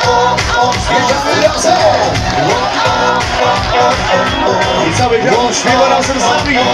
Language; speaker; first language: Polish; native; Polish